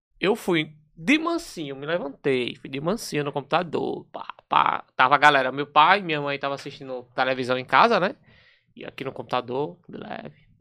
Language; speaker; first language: Portuguese; native; Portuguese